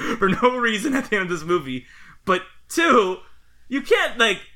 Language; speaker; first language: English; native; English